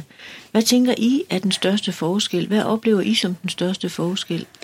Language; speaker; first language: Danish; native; Danish